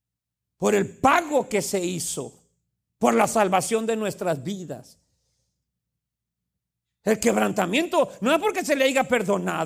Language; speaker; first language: Spanish; native; Spanish